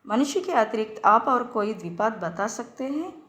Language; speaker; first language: Hindi; non-native, local second language; Telugu